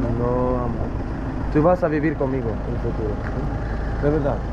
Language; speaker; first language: Spanish; non-native, learner; Swedish